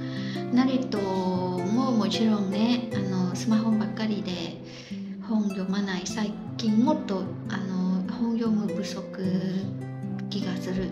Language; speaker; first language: Japanese; non-native, fluent; Khmer